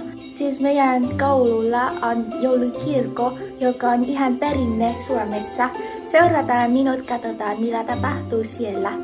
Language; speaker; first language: Finnish; non-native, learner; Vietnamese